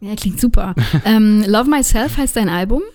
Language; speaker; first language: German; native; German